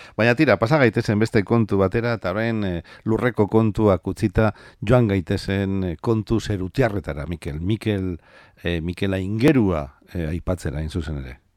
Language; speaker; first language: Basque; native; Basque